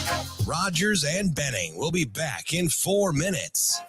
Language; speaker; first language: English; native; English